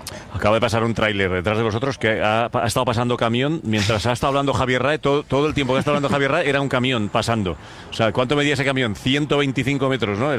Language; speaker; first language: Spanish; native; Spanish